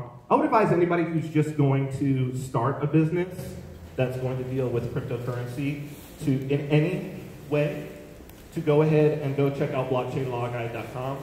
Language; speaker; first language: English; native; English